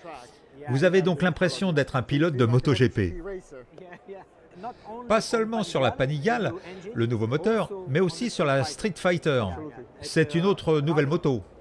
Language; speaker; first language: French; native; French